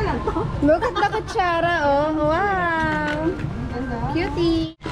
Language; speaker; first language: English; non-native, local second language; Filipino